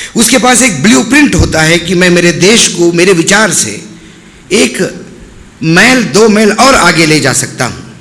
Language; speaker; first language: Hindi; non-native, local second language; Marathi